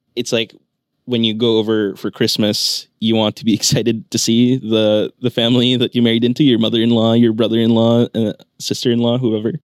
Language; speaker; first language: English; non-native, local second language; Filipino